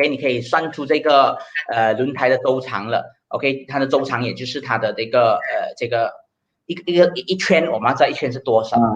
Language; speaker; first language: Chinese; native; Chinese